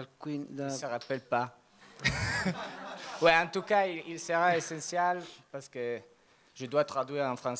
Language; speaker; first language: French; non-native, learner; Italian